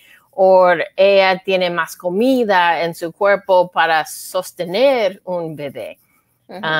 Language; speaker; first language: Spanish; non-native, learner; English